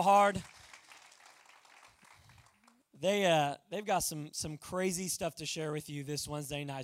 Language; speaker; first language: English; native; English